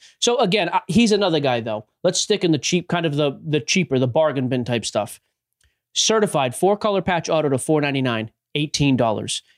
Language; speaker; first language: English; native; English